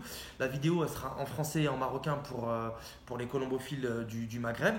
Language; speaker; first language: French; native; French